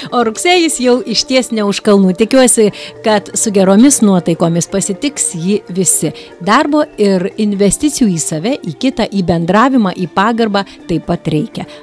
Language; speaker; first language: Lithuanian; native; Lithuanian